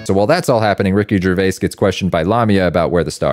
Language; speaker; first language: English; native; English